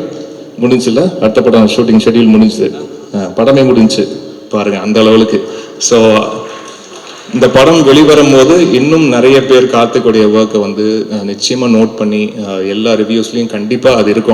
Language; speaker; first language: Tamil; native; Tamil